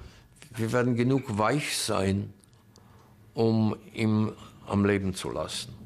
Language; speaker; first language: German; non-native, fluent; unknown